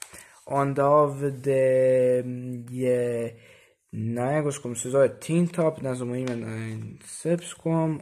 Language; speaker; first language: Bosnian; early bilingual, heritage; Bosnian